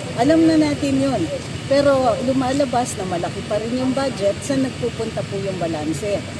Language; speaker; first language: Filipino; native; Filipino